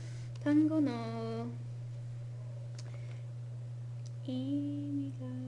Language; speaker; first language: Japanese; non-native, learner; English